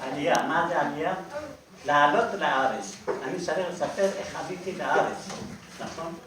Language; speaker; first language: Hebrew; non-native, fluent; Persian